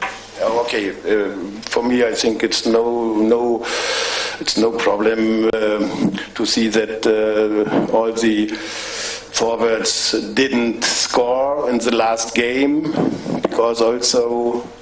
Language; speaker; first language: English; non-native, fluent; German